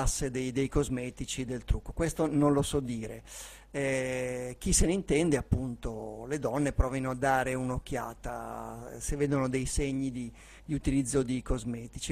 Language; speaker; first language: Italian; native; Italian